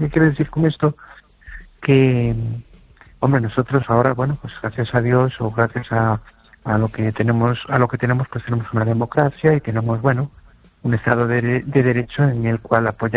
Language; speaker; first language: Spanish; native; Spanish